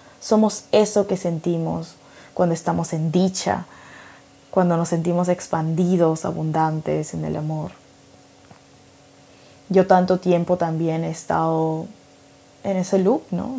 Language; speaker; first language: Spanish; native; Spanish